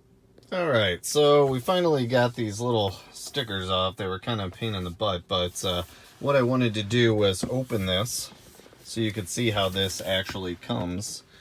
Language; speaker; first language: English; native; English